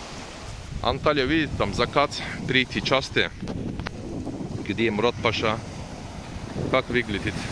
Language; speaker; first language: Russian; non-native, learner; Turkish